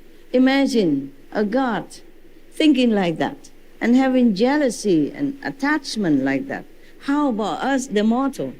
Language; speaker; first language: English; non-native, fluent; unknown